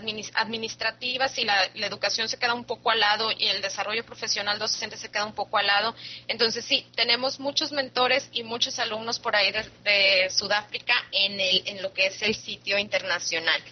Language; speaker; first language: Spanish; native; Spanish